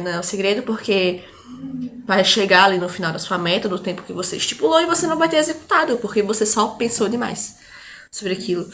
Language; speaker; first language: Portuguese; native; Portuguese